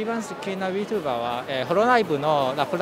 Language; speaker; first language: Japanese; non-native, learner; Cantonese